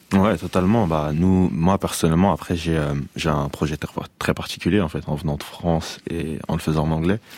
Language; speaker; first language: French; native; French